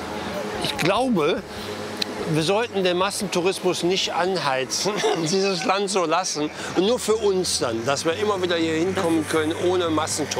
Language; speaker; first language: German; native; German